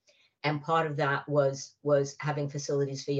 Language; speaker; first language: English; native; English